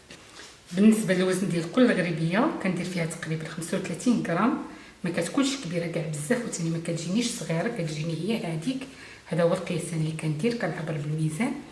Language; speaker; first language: Arabic; native; Arabic